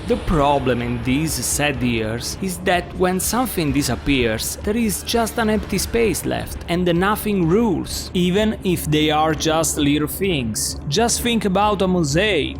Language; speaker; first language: English; non-native, fluent; Italian